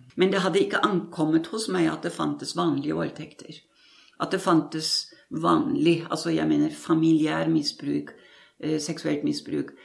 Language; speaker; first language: Norwegian; non-native, fluent; German